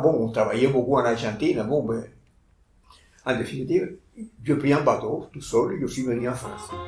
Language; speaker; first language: French; non-native, fluent; Spanish